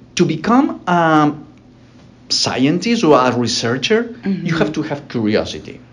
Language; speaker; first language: English; non-native, fluent; Spanish